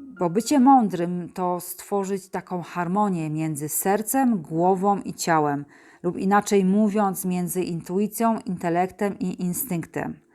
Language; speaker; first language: Polish; native; Polish